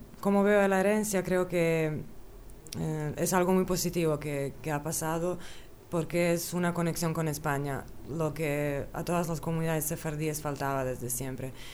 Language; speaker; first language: Spanish; early bilingual, other home language; Bosnian